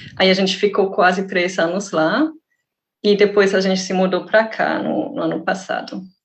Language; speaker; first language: Portuguese; non-native, fluent; German